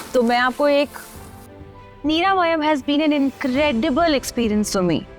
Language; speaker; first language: Hindi; native; Hindi